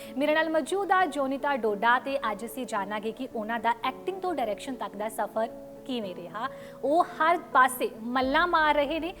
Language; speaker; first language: Punjabi; native; Punjabi